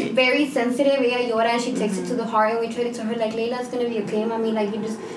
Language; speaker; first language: English; native; English